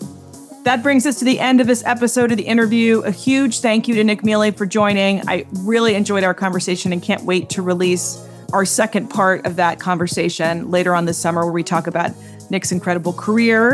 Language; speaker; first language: English; native; English